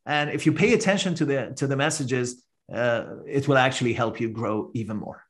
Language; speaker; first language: English; non-native, fluent; Persian